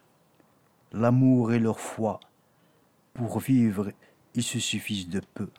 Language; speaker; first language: French; non-native, local second language; Kabyle